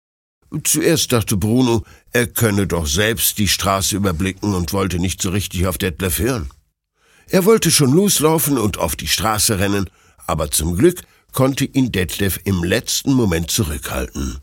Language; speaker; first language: German; native; German